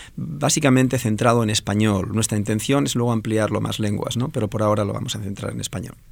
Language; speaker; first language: Spanish; non-native, local second language; Catalan